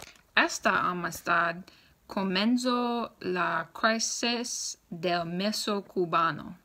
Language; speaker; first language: Spanish; non-native, learner; English